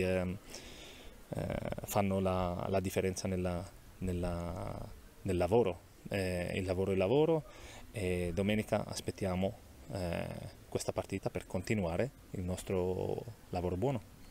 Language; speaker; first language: Italian; non-native, learner; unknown